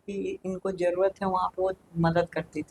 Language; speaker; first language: Hindi; native; Hindi